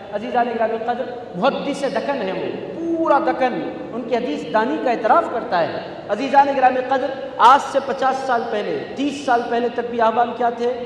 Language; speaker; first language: Urdu; native; Urdu